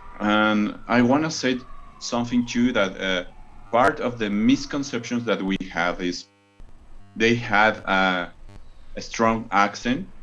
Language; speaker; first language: English; non-native, learner; Spanish